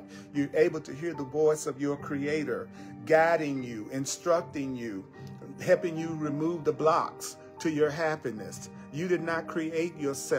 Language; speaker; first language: English; native; English